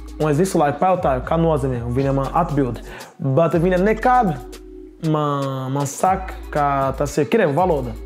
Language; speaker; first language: Latvian; non-native, learner; Portuguese